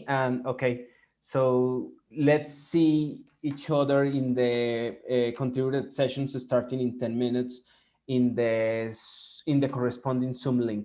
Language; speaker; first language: English; non-native, fluent; Spanish